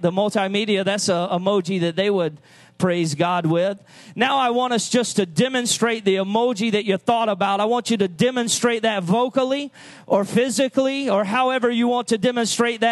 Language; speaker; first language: English; native; English